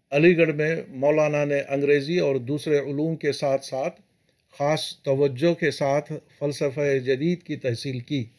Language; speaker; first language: Urdu; native; Urdu